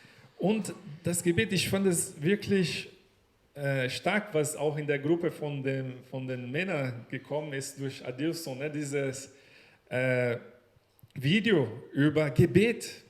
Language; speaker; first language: German; non-native, learner; Portuguese